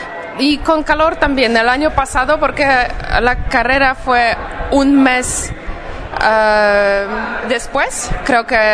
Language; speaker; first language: Spanish; non-native, fluent; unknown